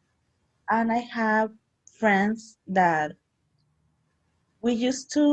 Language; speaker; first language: English; non-native, learner; Spanish